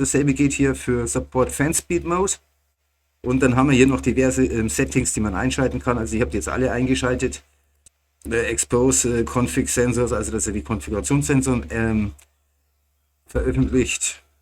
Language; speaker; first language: German; native; German